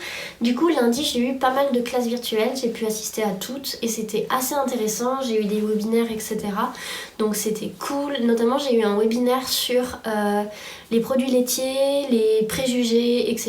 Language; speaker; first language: French; native; French